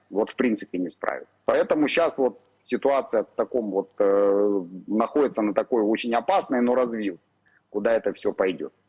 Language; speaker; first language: Russian; native; Russian